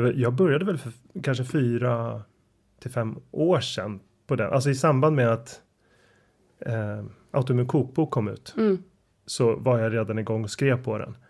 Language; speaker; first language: Swedish; native; Swedish